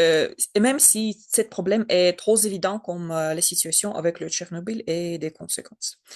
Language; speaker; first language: French; non-native, learner; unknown